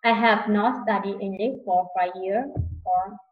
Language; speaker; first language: English; non-native, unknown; Vietnamese